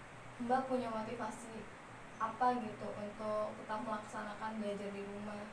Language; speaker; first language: Indonesian; native; Indonesian